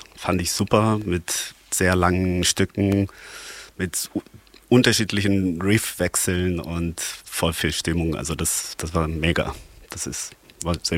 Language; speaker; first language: German; non-native, fluent; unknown